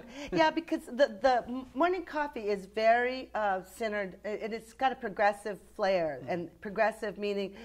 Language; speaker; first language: English; native; English